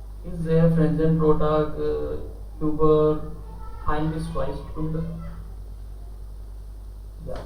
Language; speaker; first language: German; non-native, learner; Hindi